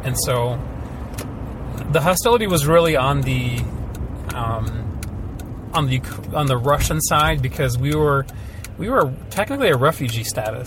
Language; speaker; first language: English; early bilingual, other home language; Ukrainian